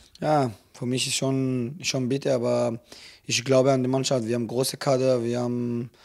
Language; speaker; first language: German; non-native, learner; Hebrew